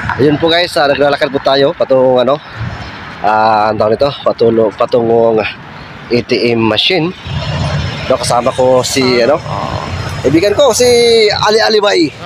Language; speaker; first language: Filipino; non-native, local second language; Cebuano